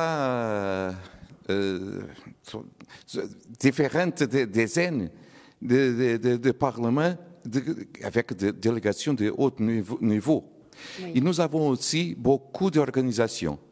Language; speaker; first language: French; non-native, learner; Portuguese